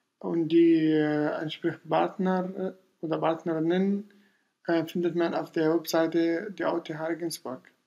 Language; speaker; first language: German; non-native, fluent; Arabic